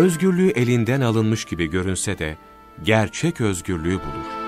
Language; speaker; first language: Turkish; native; Turkish